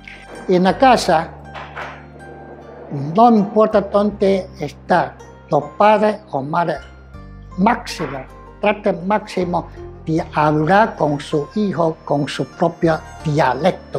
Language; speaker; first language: Spanish; non-native, fluent; Chinese